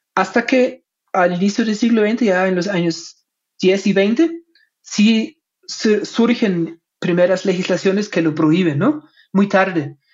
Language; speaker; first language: Spanish; non-native, fluent; German